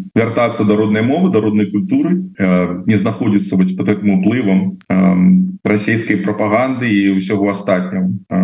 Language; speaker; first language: Belarusian; non-native, local second language; Russian